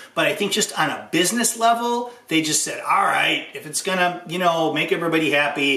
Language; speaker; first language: English; native; English